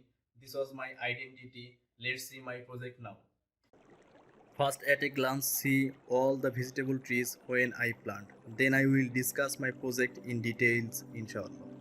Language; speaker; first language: English; non-native, learner; Bangla